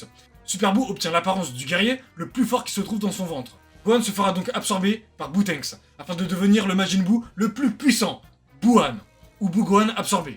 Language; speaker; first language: French; native; French